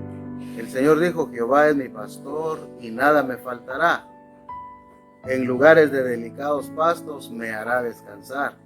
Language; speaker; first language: Spanish; native; Spanish